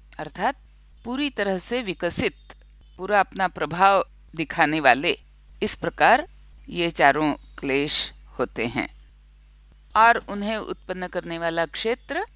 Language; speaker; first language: Hindi; non-native, local second language; Marathi